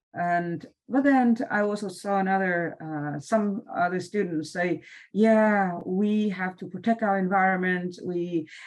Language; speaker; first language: English; non-native, fluent; Vietnamese